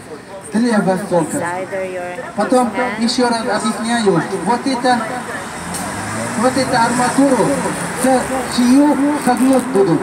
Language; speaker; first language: Russian; non-native, learner; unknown